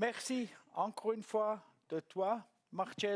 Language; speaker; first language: French; non-native, local second language; German